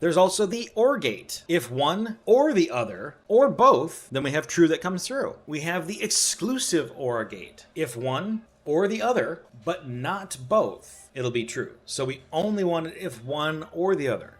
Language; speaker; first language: English; native; English